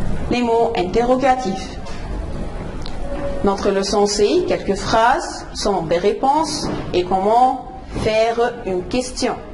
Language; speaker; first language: French; non-native, fluent; Arabic